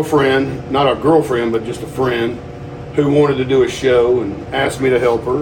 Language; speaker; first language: English; native; English